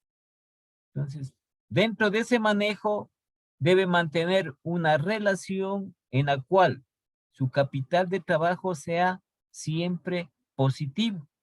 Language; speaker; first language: Spanish; native; Spanish